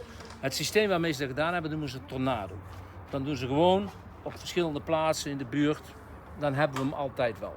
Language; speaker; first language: Dutch; native; Dutch